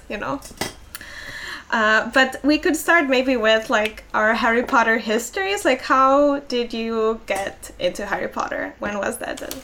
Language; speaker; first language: English; non-native, fluent; Finnish